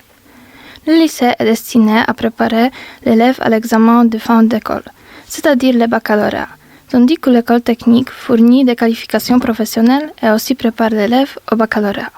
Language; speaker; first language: French; non-native, learner; Polish